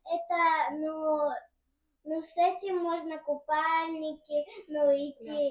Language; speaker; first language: Russian; early bilingual, heritage; Russian